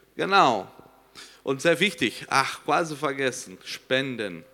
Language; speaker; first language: German; non-native, fluent; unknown